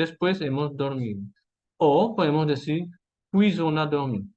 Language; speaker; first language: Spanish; non-native, fluent; French